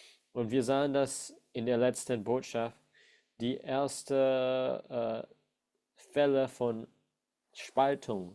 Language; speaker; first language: German; non-native, fluent; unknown